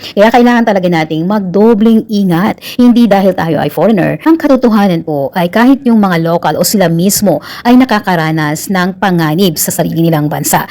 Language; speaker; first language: Filipino; native; Filipino